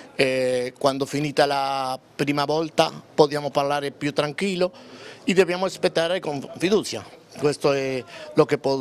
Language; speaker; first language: Italian; non-native, learner; Spanish